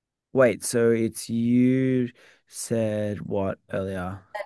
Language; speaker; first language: English; native; English